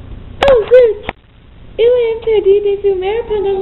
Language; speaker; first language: French; non-native, learner; English